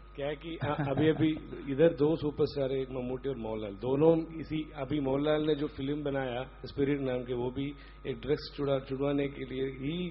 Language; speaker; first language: Hindi; non-native, local second language; Malayalam